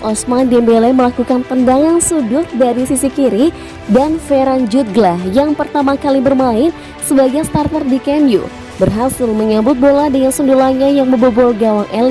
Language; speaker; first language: Indonesian; native; Indonesian